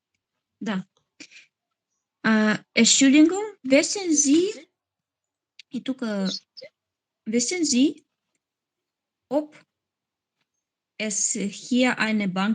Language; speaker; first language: German; non-native, learner; Macedonian